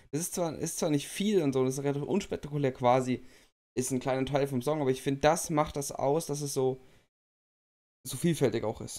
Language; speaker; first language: German; native; German